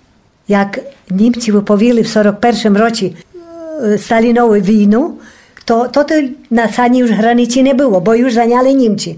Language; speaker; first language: Polish; non-native, local second language; Rusyn